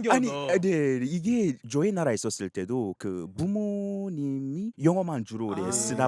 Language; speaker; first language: Korean; non-native, fluent; English